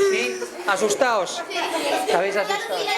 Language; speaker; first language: Spanish; native; Spanish